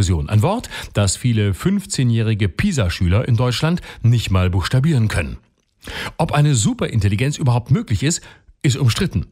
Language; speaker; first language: German; native; German